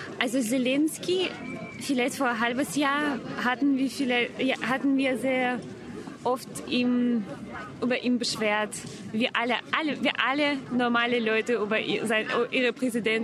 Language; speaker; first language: German; non-native, fluent; Ukrainian